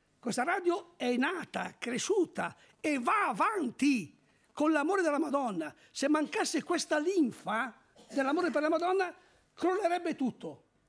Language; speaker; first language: Italian; native; Italian